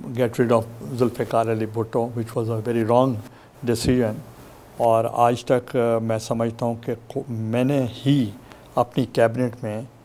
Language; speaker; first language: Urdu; non-native, local second language; Saraiki